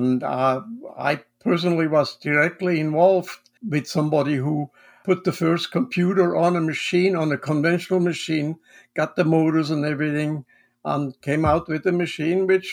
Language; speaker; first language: English; non-native, fluent; Swiss German